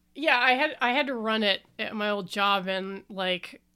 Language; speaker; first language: English; native; English